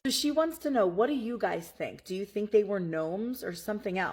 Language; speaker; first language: English; native; English